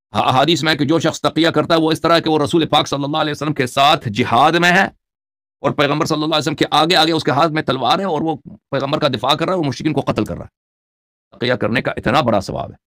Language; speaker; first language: Urdu; native; Urdu